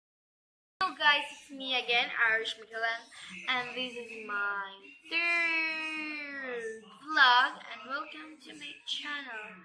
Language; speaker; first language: English; non-native, local second language; Cebuano